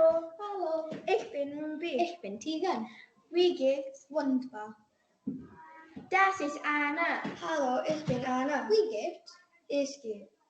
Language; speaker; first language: German; non-native, learner; English